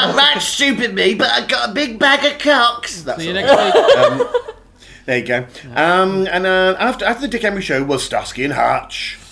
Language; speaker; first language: English; native; English